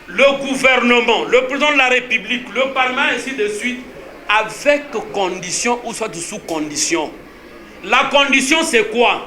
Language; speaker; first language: French; non-native, local second language; Lingala